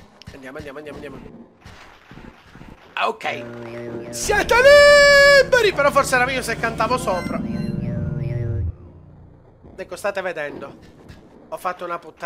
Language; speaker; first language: Italian; native; Italian